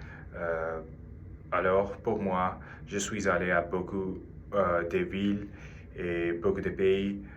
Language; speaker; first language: French; non-native, learner; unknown